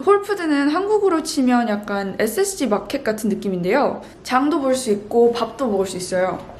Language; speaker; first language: Korean; native; Korean